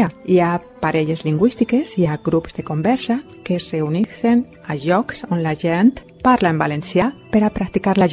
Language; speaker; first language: Catalan; non-native, learner; Spanish